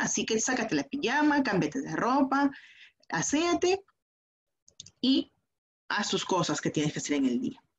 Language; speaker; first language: Spanish; native; Spanish